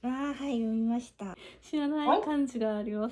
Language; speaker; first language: Japanese; non-native, learner; Korean